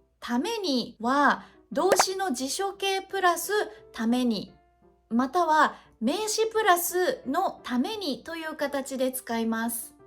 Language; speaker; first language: Japanese; native; Japanese